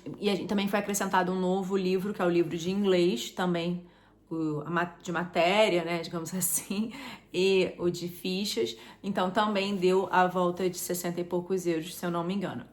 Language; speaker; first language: Portuguese; native; Portuguese